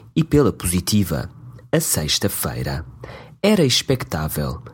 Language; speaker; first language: Portuguese; native; Portuguese